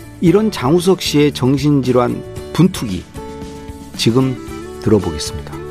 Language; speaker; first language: Korean; native; Korean